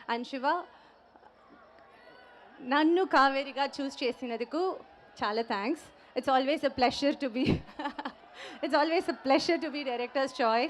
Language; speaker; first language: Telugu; non-native, learner; Tamil